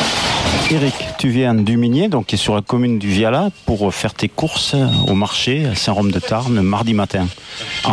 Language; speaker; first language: French; native; French